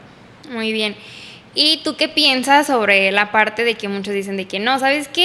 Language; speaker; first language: Spanish; native; Spanish